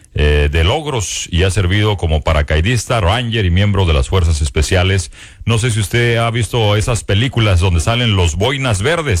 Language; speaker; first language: Spanish; native; Spanish